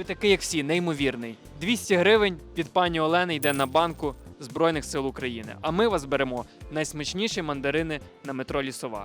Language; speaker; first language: Ukrainian; native; Ukrainian